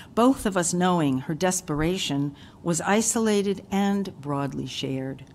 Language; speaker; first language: English; native; English